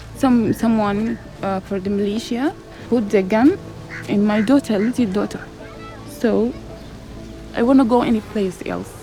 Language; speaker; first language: English; non-native, learner; Arabic